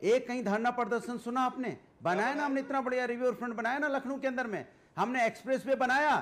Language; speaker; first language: Hindi; native; Hindi